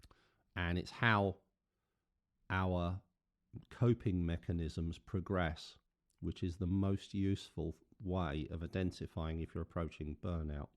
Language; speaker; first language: English; native; English